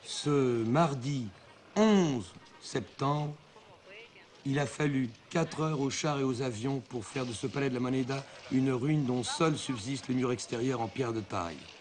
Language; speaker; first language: French; native; French